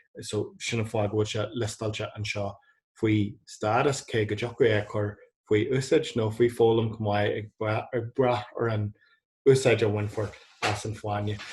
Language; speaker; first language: Irish; non-native, local second language; English